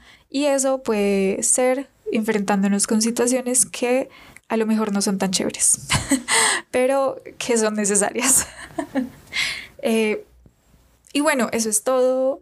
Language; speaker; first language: Spanish; native; Spanish